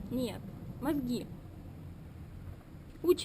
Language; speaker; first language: Russian; native; Russian